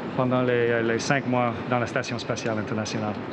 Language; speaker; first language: French; non-native, learner; English